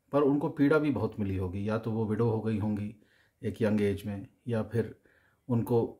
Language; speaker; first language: Hindi; native; Hindi